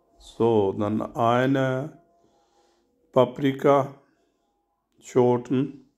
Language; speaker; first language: German; non-native, learner; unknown